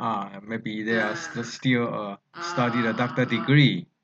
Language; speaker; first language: English; non-native, learner; Chinese